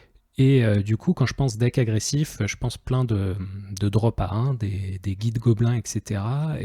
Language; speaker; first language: French; native; French